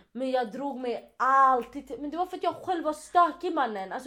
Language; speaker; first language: Swedish; early bilingual, other home language; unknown